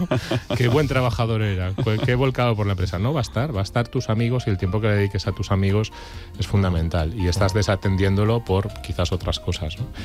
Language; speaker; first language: Spanish; native; Spanish